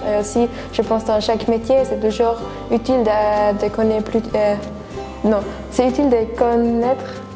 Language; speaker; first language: French; non-native, fluent; Swiss German